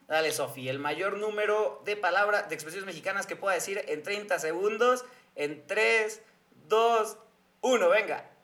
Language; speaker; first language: Spanish; native; Spanish